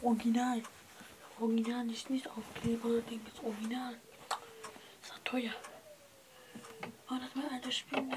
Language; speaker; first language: German; non-native, learner; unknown